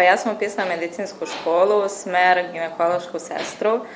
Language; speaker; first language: Serbian; native; Serbian